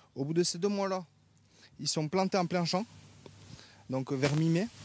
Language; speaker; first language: French; native; French